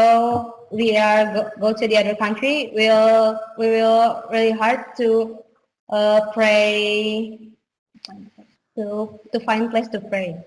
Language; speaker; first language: English; non-native, learner; Indonesian